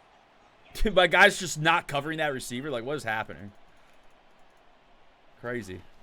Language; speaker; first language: English; native; English